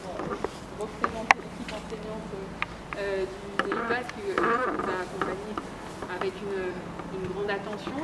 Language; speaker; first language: French; native; French